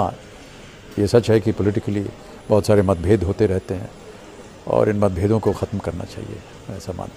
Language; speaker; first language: Hindi; native; Hindi